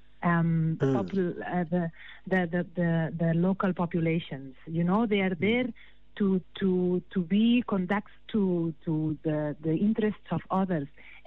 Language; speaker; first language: English; non-native, fluent; Spanish